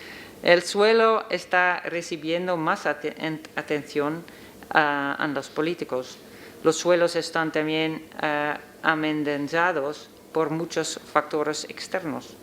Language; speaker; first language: Spanish; non-native, learner; Dutch